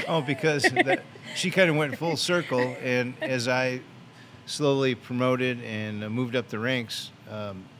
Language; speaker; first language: English; native; English